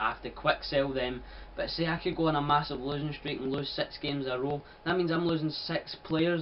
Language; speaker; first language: English; native; English